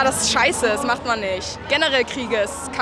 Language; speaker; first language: German; native; German